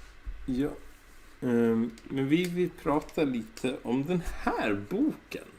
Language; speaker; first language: Swedish; non-native, learner; English